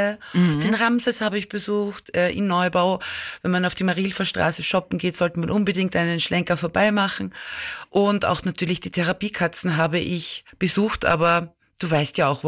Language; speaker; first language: German; native; German